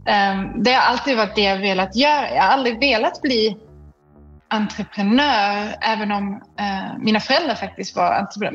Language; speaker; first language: Swedish; native; Swedish